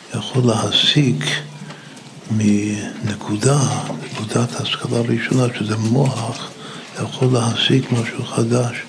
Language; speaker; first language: Hebrew; non-native, fluent; English